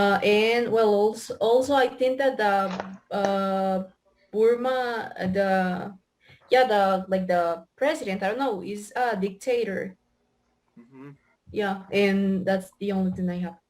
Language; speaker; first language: English; non-native, learner; Spanish